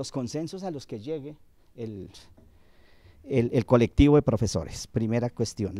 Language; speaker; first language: Spanish; native; Spanish